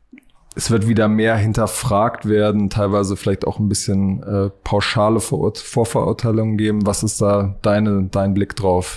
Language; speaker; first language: German; native; German